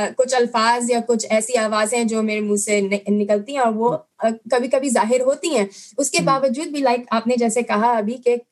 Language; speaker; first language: Urdu; native; Urdu